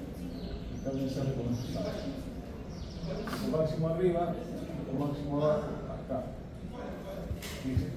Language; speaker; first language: Spanish; native; Spanish